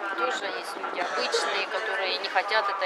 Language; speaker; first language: Russian; native; Russian